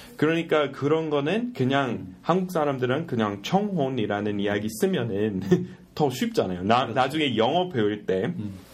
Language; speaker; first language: Korean; non-native, fluent; English